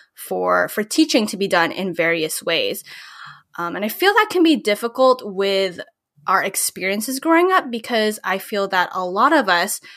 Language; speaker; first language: English; early bilingual, other home language; Filipino